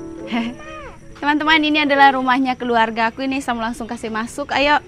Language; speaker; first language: Indonesian; native; Indonesian